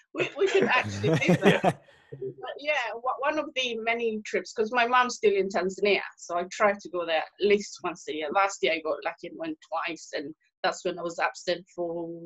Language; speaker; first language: English; non-native, local second language; Swahili